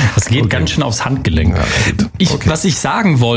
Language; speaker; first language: German; native; German